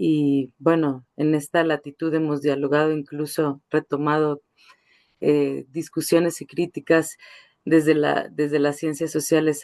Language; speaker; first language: Spanish; native; Spanish